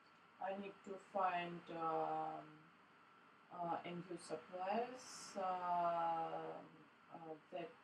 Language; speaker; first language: English; non-native, learner; Russian